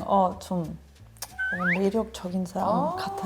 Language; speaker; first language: Korean; non-native, learner; German